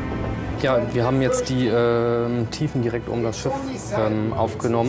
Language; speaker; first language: German; native; German